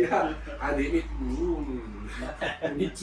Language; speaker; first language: English; non-native, fluent; Arabic